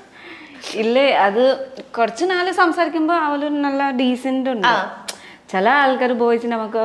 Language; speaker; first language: Malayalam; non-native, learner; Nepali